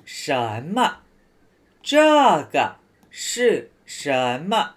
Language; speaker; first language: Chinese; non-native, fluent; Thai